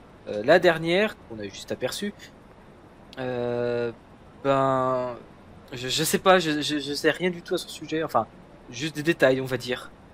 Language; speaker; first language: French; native; French